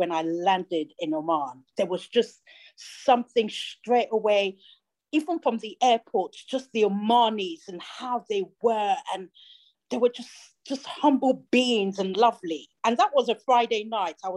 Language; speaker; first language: English; native; English